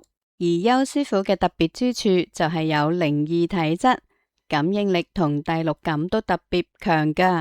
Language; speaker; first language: Cantonese; native; Cantonese